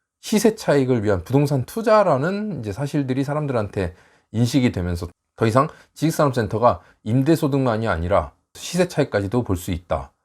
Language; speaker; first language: Korean; native; Korean